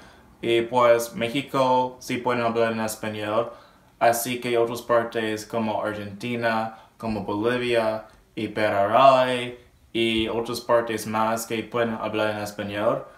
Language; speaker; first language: Spanish; non-native, learner; English